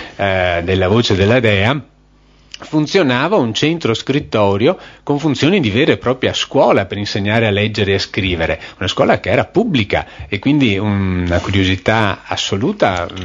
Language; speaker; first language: Italian; native; Italian